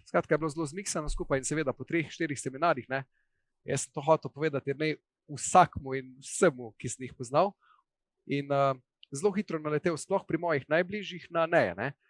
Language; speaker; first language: Slovenian; native; Slovenian